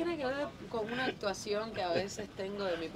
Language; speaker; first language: Spanish; native; Spanish